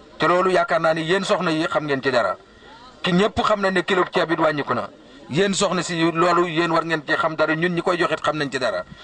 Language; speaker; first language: Wolof; native; Wolof